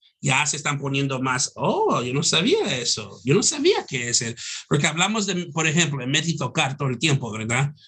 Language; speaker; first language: Spanish; early bilingual, heritage; Spanish